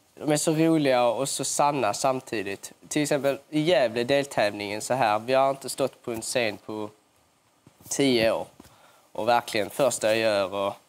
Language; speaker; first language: Swedish; native; Swedish